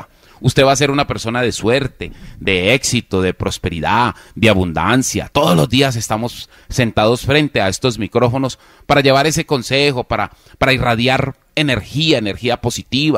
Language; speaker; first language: Spanish; native; Spanish